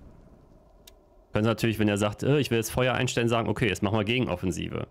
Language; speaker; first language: German; native; German